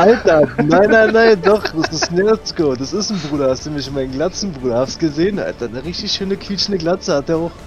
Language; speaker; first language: German; native; German